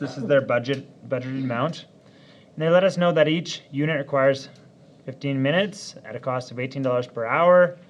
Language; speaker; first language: English; native; English